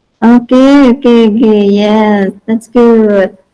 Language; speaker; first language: English; non-native, learner; Indonesian